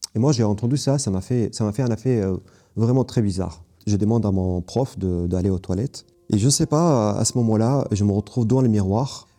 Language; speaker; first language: French; non-native, fluent; Arabic